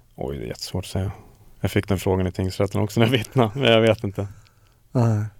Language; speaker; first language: Swedish; native; Swedish